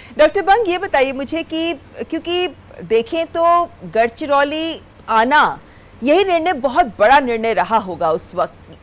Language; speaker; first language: Hindi; native; Hindi